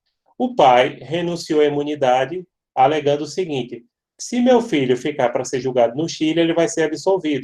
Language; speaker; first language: Portuguese; native; Portuguese